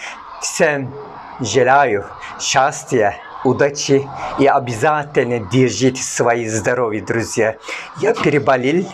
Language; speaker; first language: Russian; non-native, fluent; Turkish